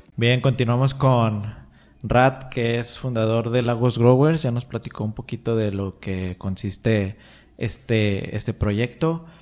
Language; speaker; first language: Spanish; native; Spanish